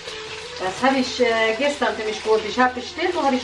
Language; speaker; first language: German; non-native, learner; Kurdish